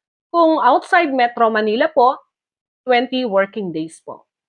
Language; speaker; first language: English; non-native, local second language; Filipino